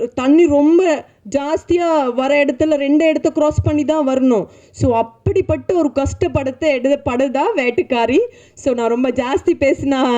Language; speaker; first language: Tamil; non-native, fluent; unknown